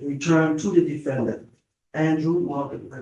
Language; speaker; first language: English; native; English